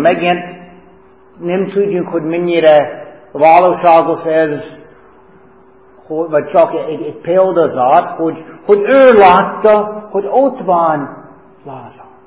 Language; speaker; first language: Hungarian; non-native, fluent; English